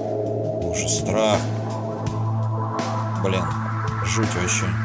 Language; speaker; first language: Russian; native; Russian